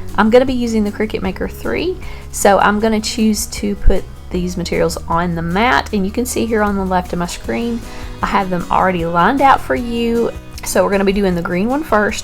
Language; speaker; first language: English; native; English